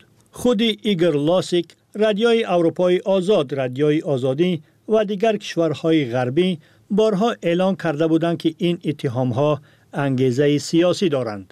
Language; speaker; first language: Persian; native; Persian